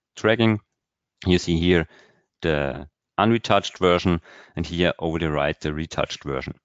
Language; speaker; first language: English; non-native, fluent; German